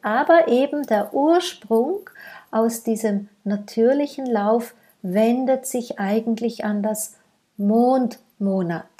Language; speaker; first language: German; native; German